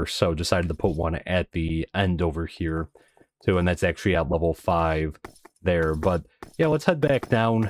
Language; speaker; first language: English; native; English